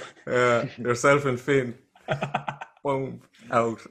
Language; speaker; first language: English; native; English